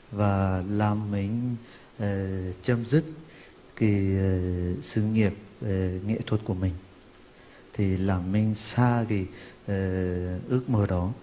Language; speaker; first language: Vietnamese; non-native, fluent; Turkish